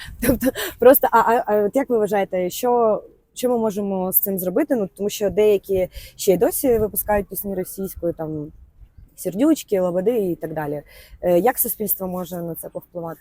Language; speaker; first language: Ukrainian; native; Ukrainian